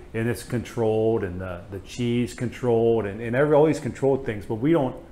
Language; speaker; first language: English; native; English